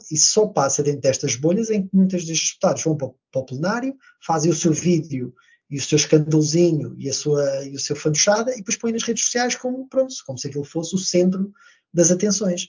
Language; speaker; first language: Portuguese; native; Portuguese